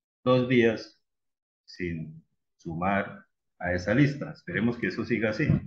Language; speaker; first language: Spanish; native; Spanish